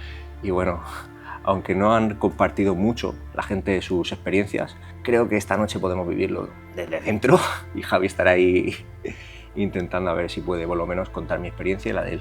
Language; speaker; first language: Spanish; native; Spanish